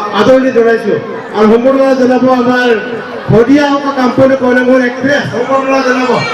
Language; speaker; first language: Assamese; non-native, local second language; Mising